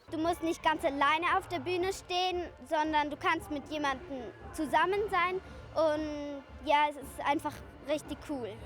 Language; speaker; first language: German; non-native, local second language; Romansh